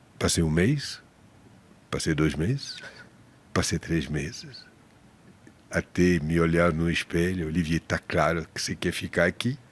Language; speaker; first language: Portuguese; non-native, fluent; French